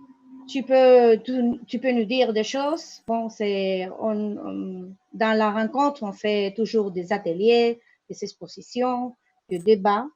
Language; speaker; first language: French; non-native, learner; Spanish